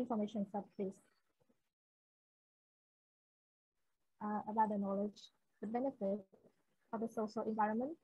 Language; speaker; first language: English; non-native, fluent; Indonesian